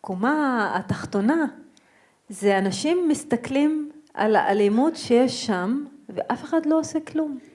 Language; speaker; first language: Hebrew; non-native, local second language; Arabic